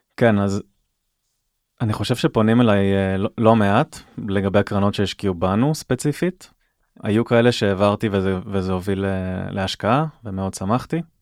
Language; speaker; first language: Hebrew; native; Hebrew